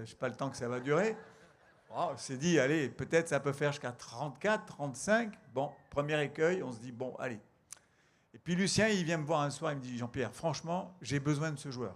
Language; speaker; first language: French; native; French